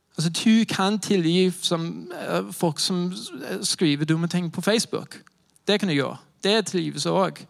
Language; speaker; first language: Norwegian; non-native, fluent; English